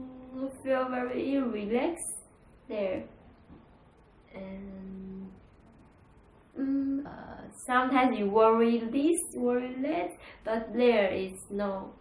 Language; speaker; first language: English; non-native, learner; Chinese